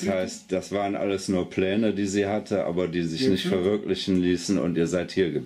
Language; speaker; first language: German; native; German